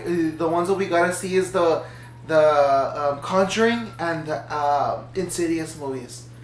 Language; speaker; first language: English; early bilingual, other home language; Spanish